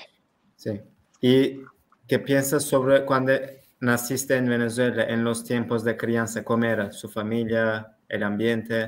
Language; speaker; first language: Spanish; non-native, learner; Turkish